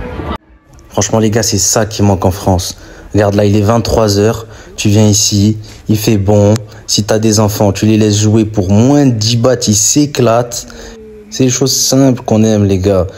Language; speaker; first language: French; native; French